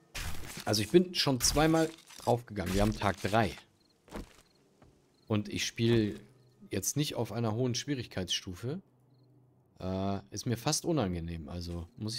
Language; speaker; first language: German; native; German